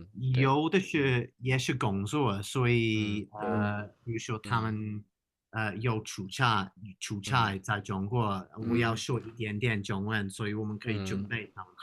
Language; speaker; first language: Chinese; non-native, fluent; English